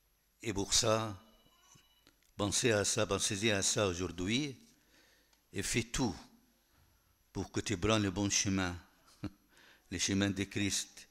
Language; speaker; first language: French; non-native, fluent; Arabic